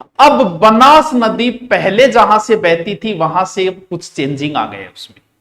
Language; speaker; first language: Hindi; native; Hindi